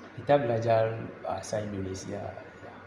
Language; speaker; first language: Indonesian; non-native, learner; English